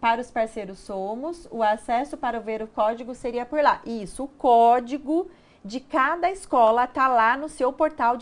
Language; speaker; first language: Portuguese; native; Portuguese